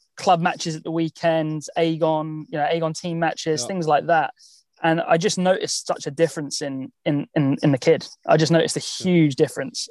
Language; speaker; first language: English; native; English